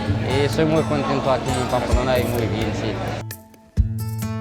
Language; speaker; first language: Spanish; non-native, learner; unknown